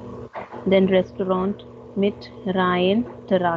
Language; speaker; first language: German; non-native, fluent; Hindi